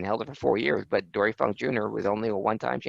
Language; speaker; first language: English; native; English